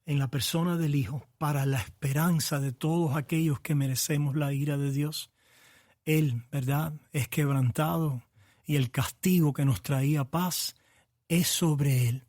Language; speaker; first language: Spanish; native; Spanish